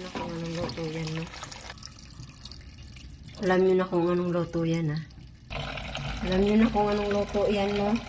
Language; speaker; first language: Filipino; native; Filipino